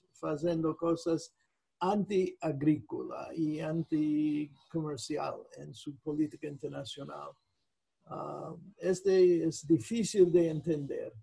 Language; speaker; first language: Portuguese; non-native, fluent; English